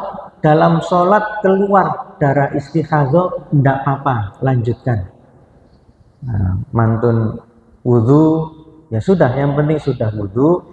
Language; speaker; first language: Indonesian; non-native, local second language; Javanese